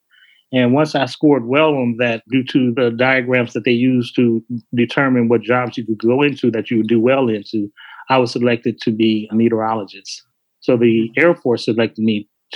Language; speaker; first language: English; native; English